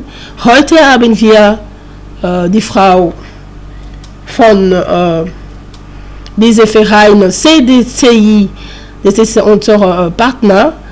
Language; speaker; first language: German; non-native, learner; French